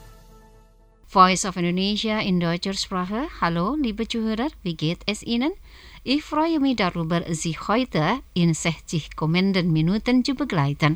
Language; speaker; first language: German; non-native, fluent; Indonesian